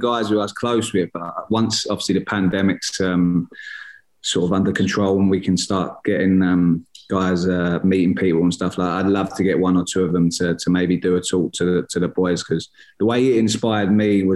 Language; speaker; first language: English; native; English